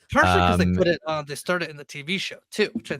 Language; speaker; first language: English; native; English